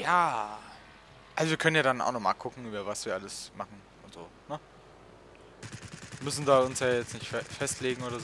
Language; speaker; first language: German; native; German